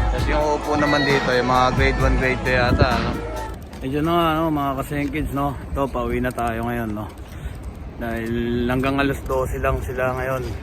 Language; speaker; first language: Filipino; native; Filipino